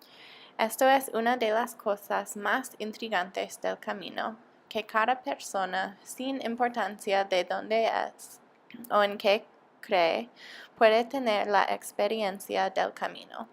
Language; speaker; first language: Spanish; non-native, learner; English